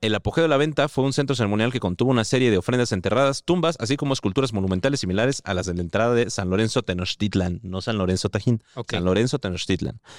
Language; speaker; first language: Spanish; native; Spanish